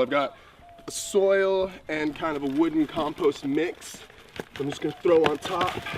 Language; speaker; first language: English; native; English